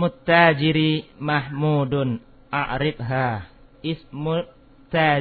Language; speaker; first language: Arabic; non-native, fluent; Indonesian